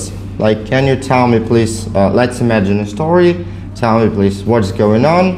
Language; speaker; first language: English; non-native, fluent; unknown